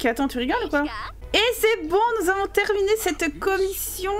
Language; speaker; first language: French; native; French